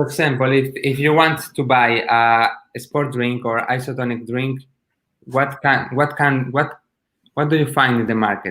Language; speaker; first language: English; non-native, learner; Spanish